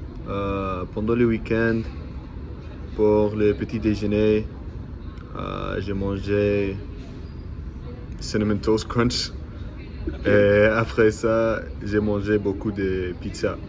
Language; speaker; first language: French; non-native, learner; English